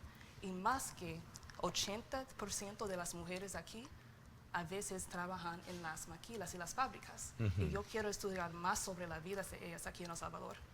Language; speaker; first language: Spanish; non-native, learner; English